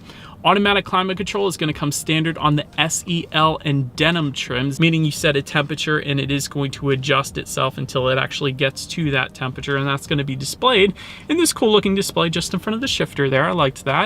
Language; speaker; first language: English; native; English